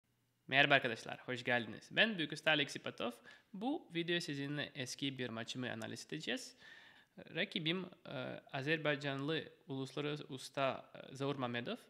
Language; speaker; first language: Turkish; non-native, fluent; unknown